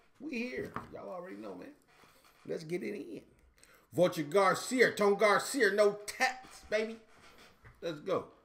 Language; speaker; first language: English; native; English